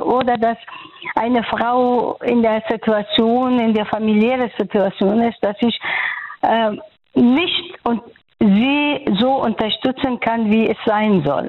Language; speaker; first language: German; non-native, fluent; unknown